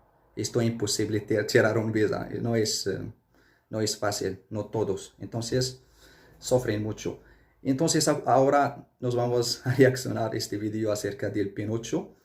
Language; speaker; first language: Spanish; non-native, fluent; Arabic